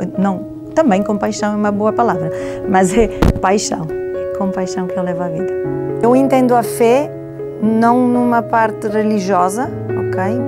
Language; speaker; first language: Portuguese; non-native, fluent; Italian